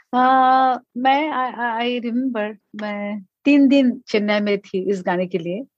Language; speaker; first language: Hindi; non-native, local second language; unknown